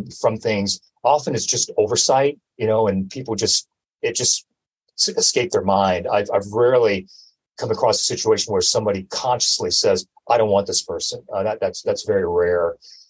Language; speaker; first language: English; native; English